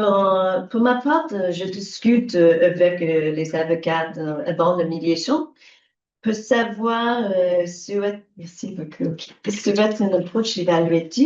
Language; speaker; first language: French; non-native, learner; English